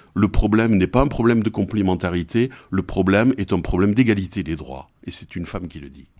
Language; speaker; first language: French; native; French